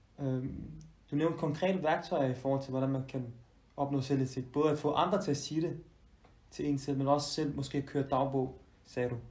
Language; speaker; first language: Danish; early bilingual, other home language; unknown